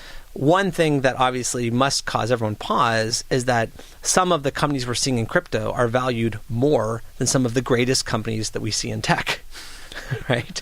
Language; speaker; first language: English; native; English